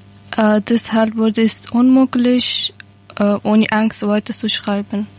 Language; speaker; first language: German; non-native, learner; Persian